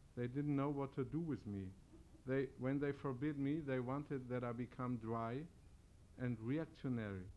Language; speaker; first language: English; non-native, learner; German